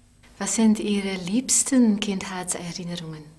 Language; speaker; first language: German; non-native, fluent; Dutch